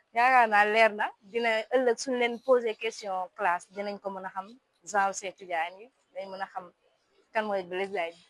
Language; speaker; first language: Wolof; non-native, local second language; Serer